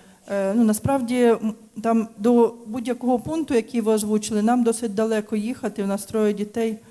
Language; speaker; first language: Ukrainian; native; Ukrainian